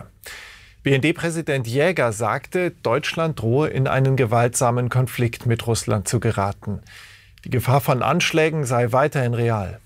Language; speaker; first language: German; native; German